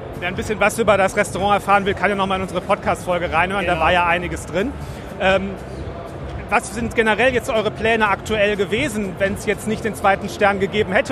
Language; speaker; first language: German; native; German